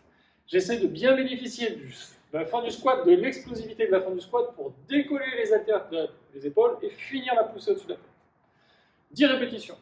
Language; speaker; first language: French; native; French